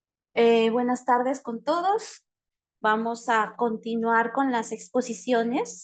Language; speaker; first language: Spanish; native; Spanish